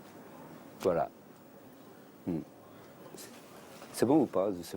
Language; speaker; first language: French; non-native, learner; Japanese